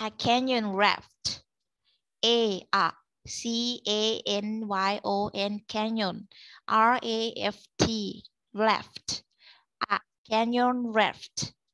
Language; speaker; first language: English; non-native, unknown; Thai